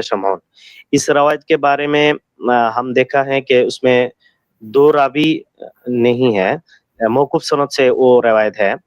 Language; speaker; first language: Hindi; non-native, learner; Bangla